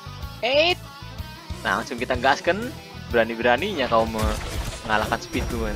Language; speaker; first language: Indonesian; native; Indonesian